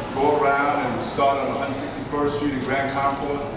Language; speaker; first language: English; early bilingual, other home language; Spanish